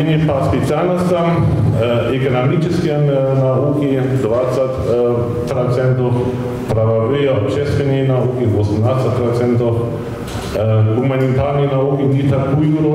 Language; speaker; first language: Russian; non-native, fluent; German